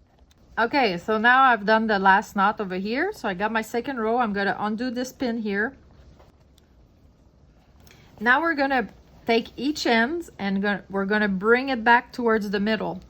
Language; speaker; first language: English; non-native, fluent; French